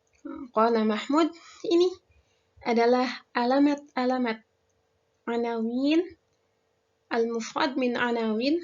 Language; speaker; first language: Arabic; non-native, fluent; Indonesian